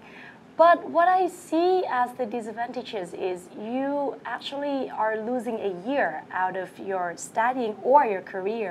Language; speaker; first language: English; non-native, fluent; Vietnamese